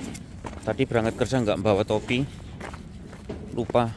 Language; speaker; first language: Indonesian; non-native, local second language; Javanese